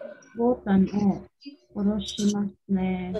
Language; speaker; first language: Japanese; non-native, learner; Filipino